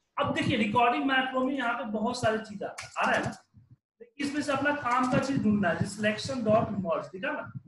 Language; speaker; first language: Hindi; native; Hindi